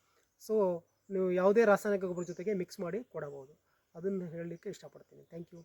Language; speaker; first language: Kannada; native; Kannada